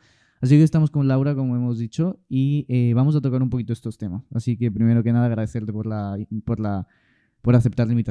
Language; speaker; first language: Spanish; native; Spanish